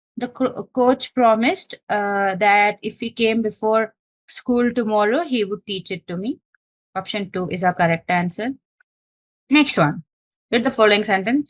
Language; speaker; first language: English; non-native, local second language; Malayalam